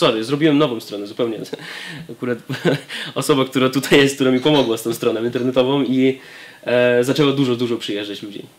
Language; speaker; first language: Polish; non-native, fluent; Russian